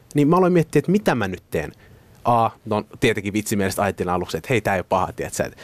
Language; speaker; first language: Finnish; early bilingual, other home language; Somali